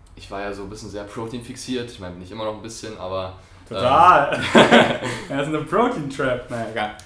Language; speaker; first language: German; non-native, fluent; French